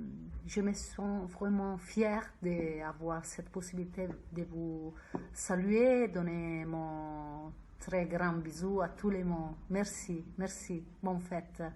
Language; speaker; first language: French; non-native, fluent; Italian